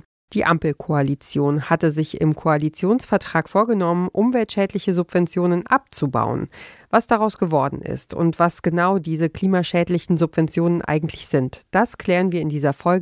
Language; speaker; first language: German; native; German